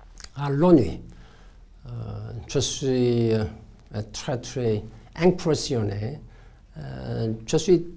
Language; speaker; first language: French; non-native, learner; Korean